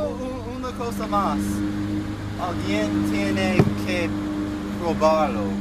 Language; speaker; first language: Spanish; non-native, learner; English